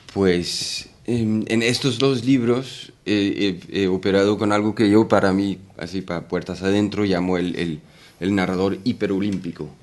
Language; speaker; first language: Spanish; non-native, fluent; Danish